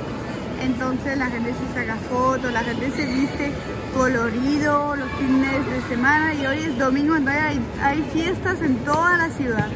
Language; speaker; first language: Spanish; non-native, fluent; French